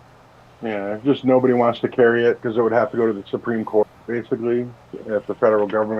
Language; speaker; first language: English; native; English